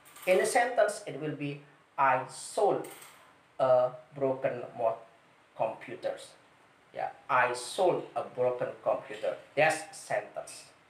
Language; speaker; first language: English; non-native, fluent; Indonesian